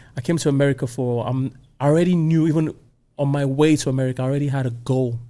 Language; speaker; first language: English; non-native, local second language; Igbo